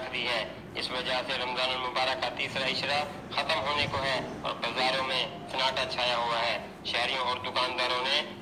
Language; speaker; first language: Urdu; non-native, local second language; Saraiki